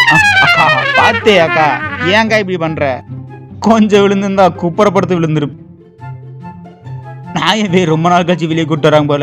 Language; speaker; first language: Tamil; native; Tamil